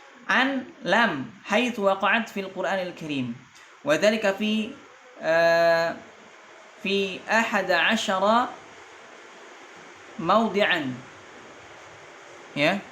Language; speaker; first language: Arabic; non-native, fluent; Indonesian